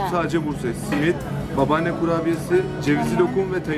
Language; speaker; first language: Turkish; native; Turkish